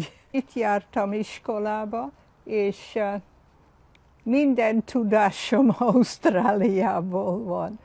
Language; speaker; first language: Hungarian; early bilingual, heritage; Hungarian